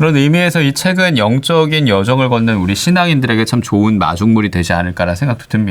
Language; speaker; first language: Korean; native; Korean